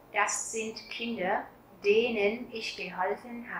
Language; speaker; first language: German; non-native, fluent; Vietnamese